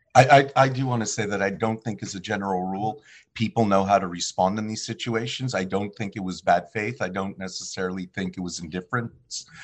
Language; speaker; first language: English; early bilingual, other home language; Polish